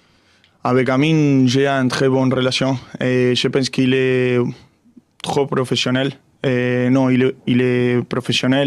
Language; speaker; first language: French; non-native, fluent; Spanish